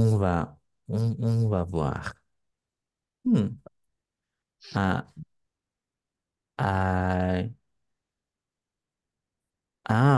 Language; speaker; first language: French; non-native, learner; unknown